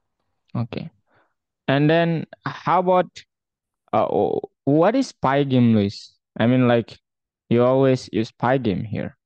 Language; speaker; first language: English; non-native, fluent; Indonesian